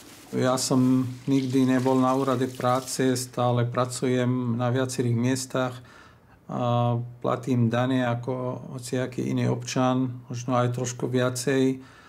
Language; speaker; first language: Slovak; non-native, fluent; Arabic